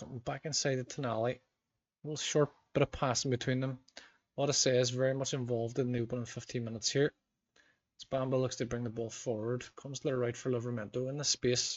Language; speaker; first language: English; native; English